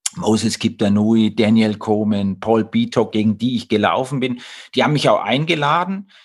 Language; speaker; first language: German; native; German